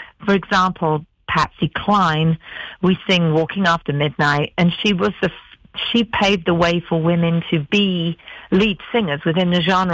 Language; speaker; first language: English; native; English